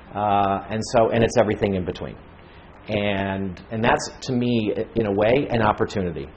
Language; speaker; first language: English; native; English